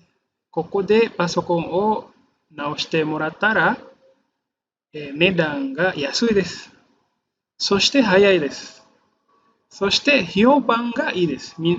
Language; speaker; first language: Japanese; non-native, fluent; Indonesian